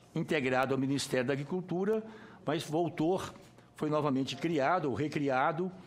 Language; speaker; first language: Portuguese; native; Portuguese